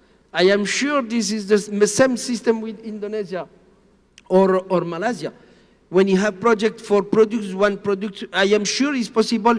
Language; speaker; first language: English; non-native, learner; Spanish